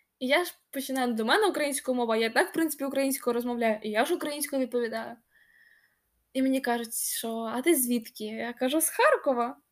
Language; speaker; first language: Ukrainian; non-native, local second language; Russian